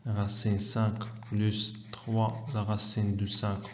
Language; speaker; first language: French; non-native, local second language; Arabic